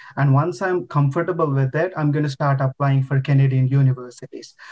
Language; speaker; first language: English; non-native, local second language; Telugu